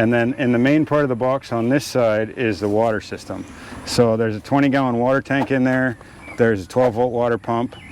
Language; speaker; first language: English; native; English